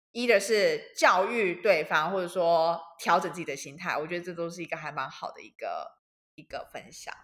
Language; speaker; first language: Chinese; native; Chinese